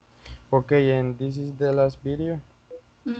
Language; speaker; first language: English; non-native, learner; Spanish